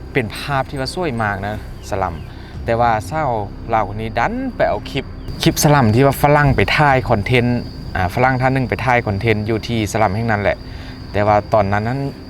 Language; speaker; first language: Thai; native; Thai